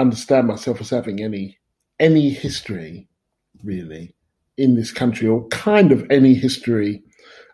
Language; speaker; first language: English; native; English